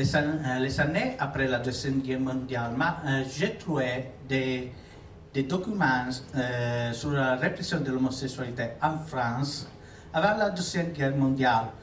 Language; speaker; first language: French; non-native, learner; Italian